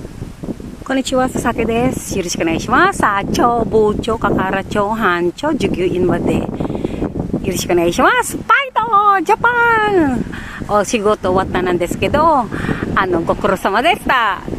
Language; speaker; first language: Japanese; non-native, fluent; Filipino